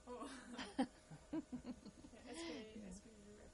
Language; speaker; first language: French; non-native, learner; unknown